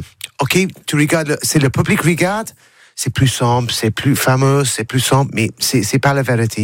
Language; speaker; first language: French; non-native, learner; English